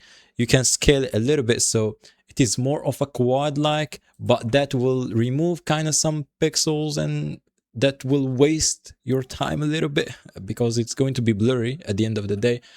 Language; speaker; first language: English; non-native, fluent; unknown